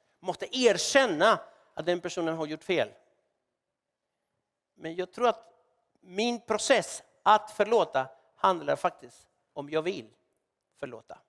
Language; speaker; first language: Swedish; non-native, fluent; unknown